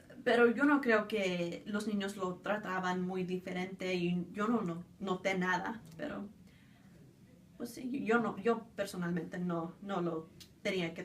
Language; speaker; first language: Spanish; early bilingual, other home language; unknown